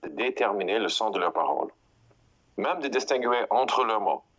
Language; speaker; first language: French; non-native, fluent; English